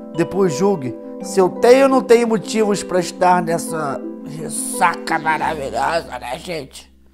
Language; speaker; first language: Portuguese; native; Portuguese